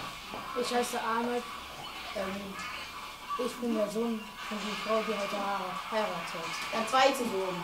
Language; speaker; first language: German; early bilingual, other home language; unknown